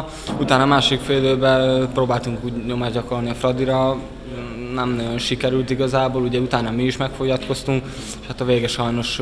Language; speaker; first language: Hungarian; native; Hungarian